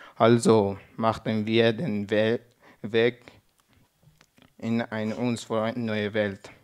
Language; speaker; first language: German; non-native, learner; Persian